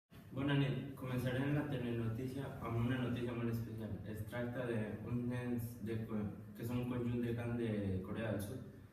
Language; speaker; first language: Catalan; non-native, learner; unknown